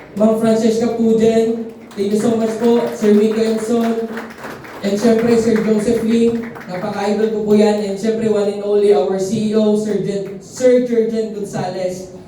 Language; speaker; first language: Filipino; non-native, local second language; Cebuano